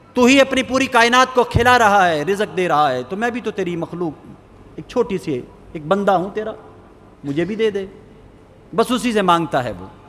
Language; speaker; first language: Urdu; native; Urdu